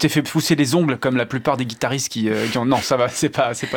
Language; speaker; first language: French; native; French